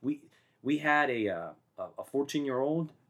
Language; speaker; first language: English; non-native, fluent; Spanish